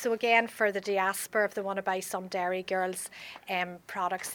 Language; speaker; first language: English; native; English